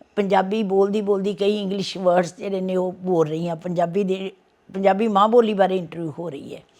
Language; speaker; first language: Punjabi; native; Punjabi